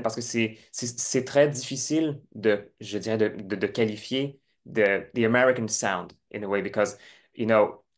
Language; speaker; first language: French; native; French